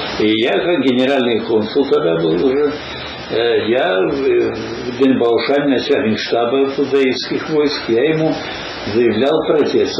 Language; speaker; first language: Russian; native; Russian